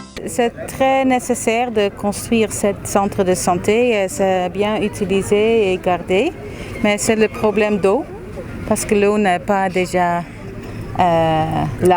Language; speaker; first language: French; non-native, fluent; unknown